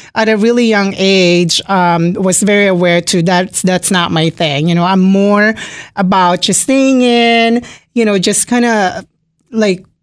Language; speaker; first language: English; non-native, local second language; Filipino